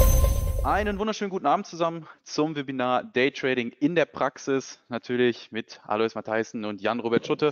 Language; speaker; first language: German; native; German